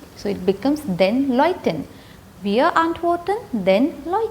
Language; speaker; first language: German; non-native, fluent; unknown